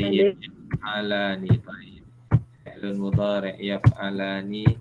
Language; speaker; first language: Arabic; non-native, fluent; Malay